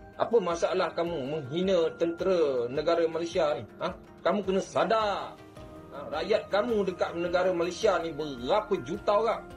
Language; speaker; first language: Malay; native; Malay